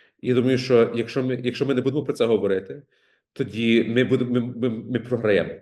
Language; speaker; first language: Ukrainian; early bilingual, heritage; Ukrainian